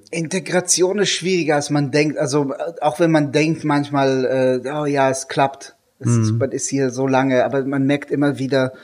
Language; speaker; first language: German; non-native, fluent; Hebrew